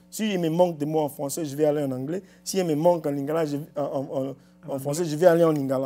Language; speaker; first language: French; non-native, local second language; Lingala